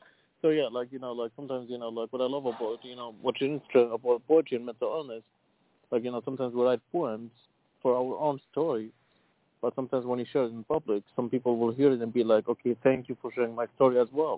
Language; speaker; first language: English; non-native, fluent; Arabic